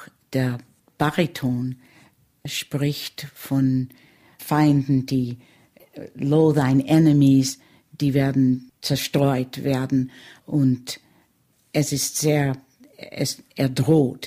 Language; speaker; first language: German; early bilingual, heritage; German